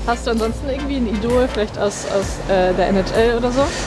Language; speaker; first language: German; native; German